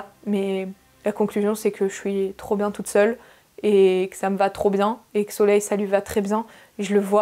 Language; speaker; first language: French; native; French